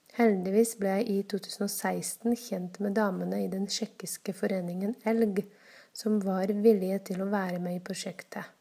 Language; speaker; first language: Norwegian; non-native, fluent; Czech